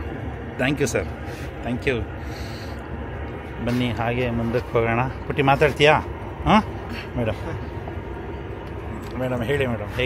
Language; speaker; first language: Kannada; native; Kannada